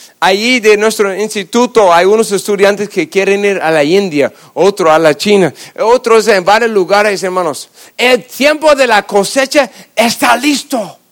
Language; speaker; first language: Spanish; non-native, fluent; English